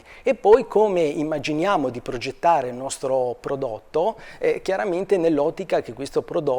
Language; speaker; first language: Italian; native; Italian